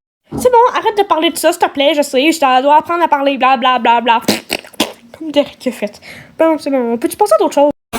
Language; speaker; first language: French; native; French